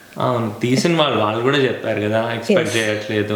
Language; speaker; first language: Telugu; early bilingual, heritage; Telugu